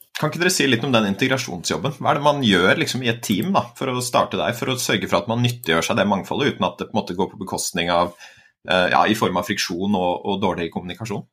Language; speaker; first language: Norwegian; native; Norwegian